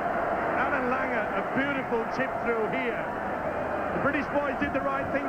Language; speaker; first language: English; native; English